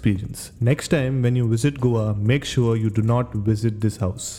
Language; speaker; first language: English; non-native, local second language; Konkani